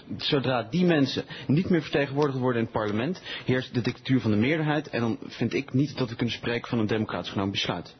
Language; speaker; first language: Dutch; early bilingual, other home language; Spanish